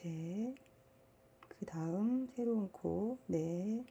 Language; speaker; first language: Korean; native; Korean